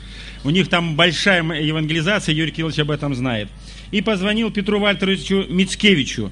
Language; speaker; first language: Russian; native; Russian